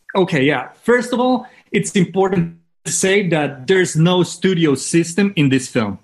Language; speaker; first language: English; non-native, fluent; Spanish